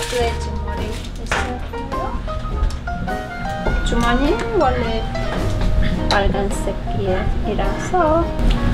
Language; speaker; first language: Korean; non-native, learner; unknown